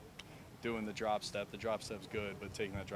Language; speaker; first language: English; native; English